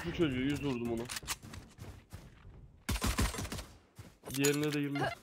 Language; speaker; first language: Turkish; native; Turkish